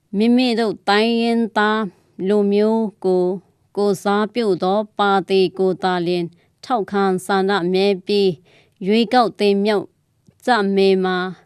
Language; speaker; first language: Burmese; non-native, local second language; Tedim Chin